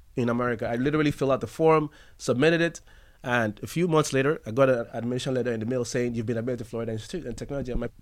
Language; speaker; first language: English; non-native, local second language; Yoruba